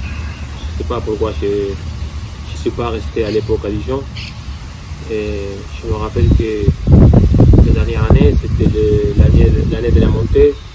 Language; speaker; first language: French; non-native, fluent; Spanish